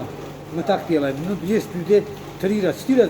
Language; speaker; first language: Russian; non-native, learner; Azerbaijani